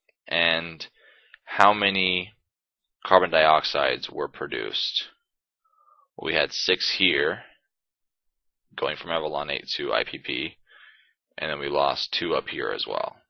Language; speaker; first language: English; native; English